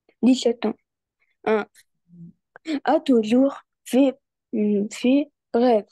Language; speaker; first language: French; non-native, learner; Arabic